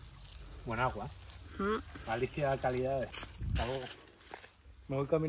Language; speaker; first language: Spanish; native; Spanish